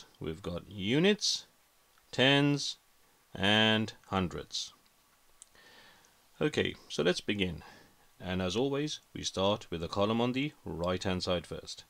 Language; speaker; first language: English; native; English